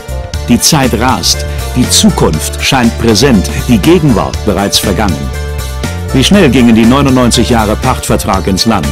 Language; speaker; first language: German; native; German